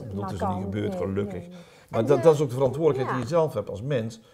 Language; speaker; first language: Dutch; native; Dutch